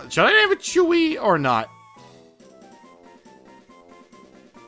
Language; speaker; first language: English; native; English